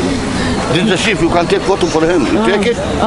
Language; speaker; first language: English; non-native, learner; Arabic